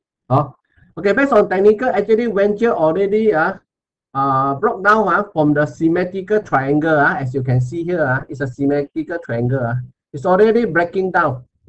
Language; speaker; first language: English; non-native, local second language; Chinese